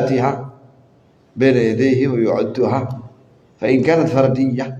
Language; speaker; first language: Arabic; non-native, fluent; Indonesian